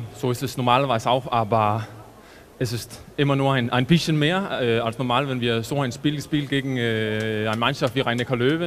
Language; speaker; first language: German; non-native, learner; Danish